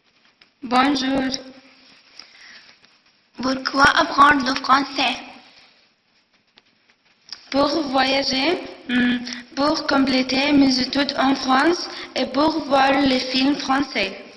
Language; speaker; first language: French; non-native, learner; Arabic